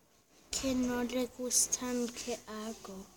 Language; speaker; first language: Spanish; early bilingual, heritage; Spanish